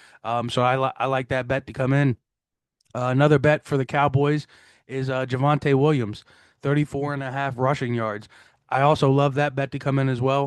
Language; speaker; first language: English; native; English